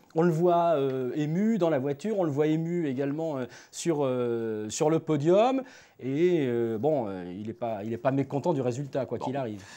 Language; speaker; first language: French; native; French